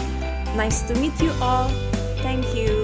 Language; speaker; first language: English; non-native, learner; Indonesian